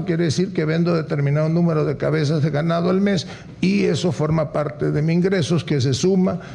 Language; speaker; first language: Spanish; native; Spanish